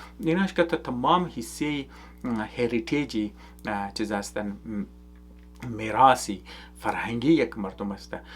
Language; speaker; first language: Persian; native; Persian